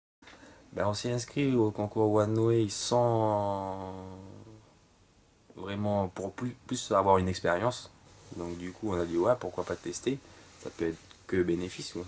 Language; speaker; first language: French; native; French